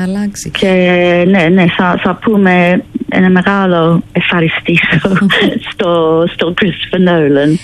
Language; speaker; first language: Greek; non-native, learner; English